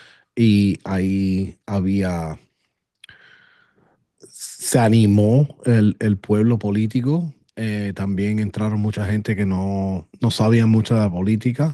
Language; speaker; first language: Spanish; early bilingual, other home language; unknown